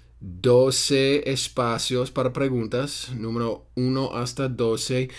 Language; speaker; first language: Spanish; non-native, fluent; English